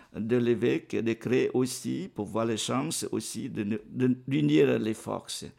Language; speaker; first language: French; non-native, fluent; Vietnamese